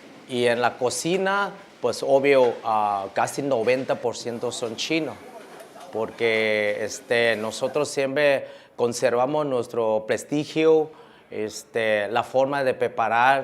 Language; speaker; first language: Spanish; early bilingual, other home language; Chinese